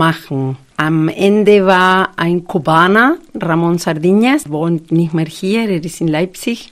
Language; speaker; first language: German; non-native, fluent; Spanish